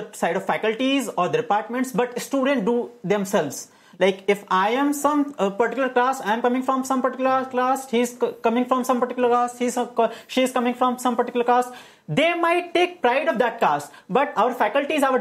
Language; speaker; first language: English; non-native, local second language; Hindi